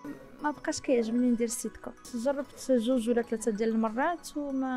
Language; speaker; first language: Arabic; native; Arabic